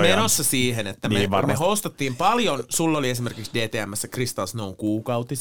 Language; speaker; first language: Finnish; native; Finnish